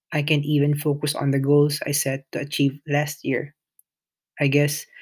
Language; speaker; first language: English; non-native, local second language; Filipino